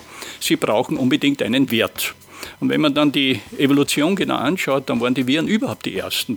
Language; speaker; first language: German; native; German